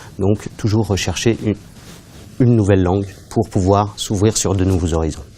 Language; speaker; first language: French; native; French